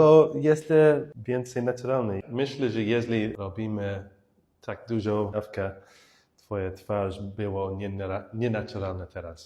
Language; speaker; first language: Polish; non-native, learner; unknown